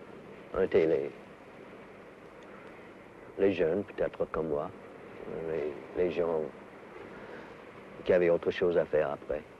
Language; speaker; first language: French; non-native, fluent; English